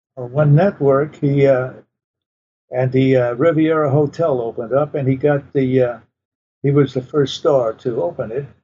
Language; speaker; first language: English; early bilingual, other home language; Polish